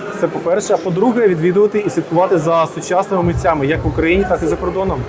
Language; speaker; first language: Ukrainian; native; Ukrainian